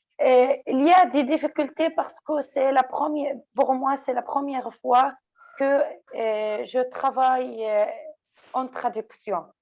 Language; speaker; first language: French; non-native, fluent; Arabic